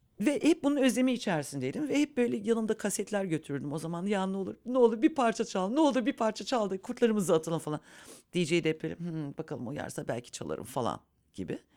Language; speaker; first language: Turkish; early bilingual, heritage; Turkish